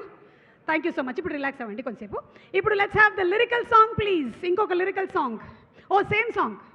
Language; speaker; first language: Telugu; native; Telugu